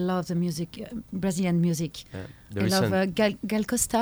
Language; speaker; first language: English; non-native, learner; French